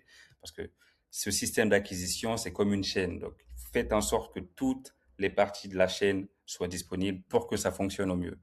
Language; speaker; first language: French; native; French